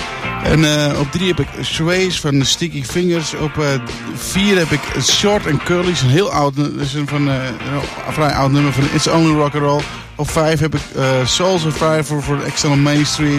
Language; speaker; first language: Dutch; native; Dutch